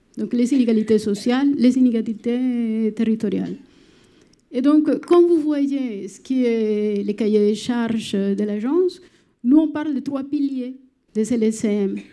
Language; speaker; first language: French; non-native, fluent; Spanish